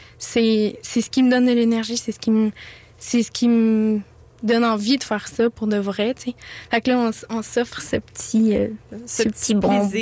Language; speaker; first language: French; native; French